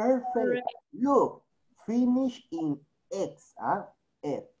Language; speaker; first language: English; non-native, fluent; Spanish